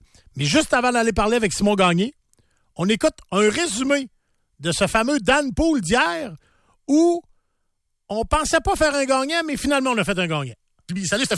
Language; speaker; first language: French; native; French